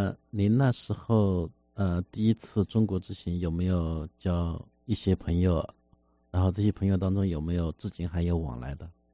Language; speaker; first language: Chinese; native; Chinese